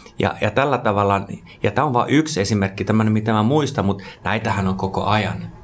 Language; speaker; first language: Finnish; non-native, local second language; Swedish